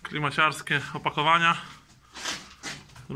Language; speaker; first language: Polish; native; Polish